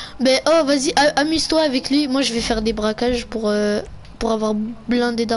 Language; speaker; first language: French; native; French